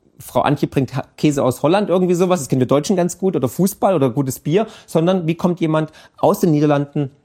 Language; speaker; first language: German; native; German